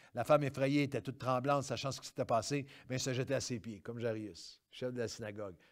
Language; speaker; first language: French; native; French